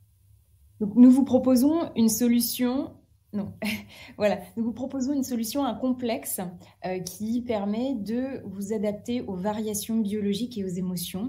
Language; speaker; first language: French; native; French